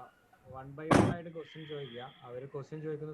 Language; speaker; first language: Malayalam; native; Malayalam